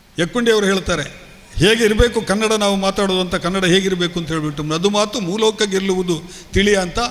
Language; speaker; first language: Kannada; non-native, local second language; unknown